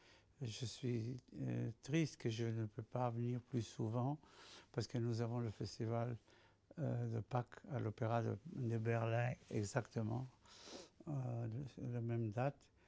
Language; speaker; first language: French; non-native, fluent; Spanish